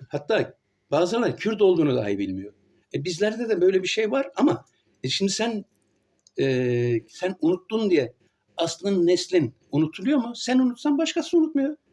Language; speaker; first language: Turkish; native; Turkish